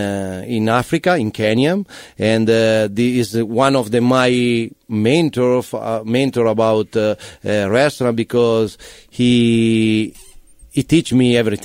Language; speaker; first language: English; non-native, learner; Italian